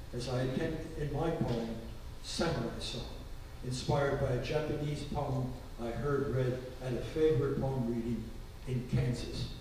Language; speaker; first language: English; native; English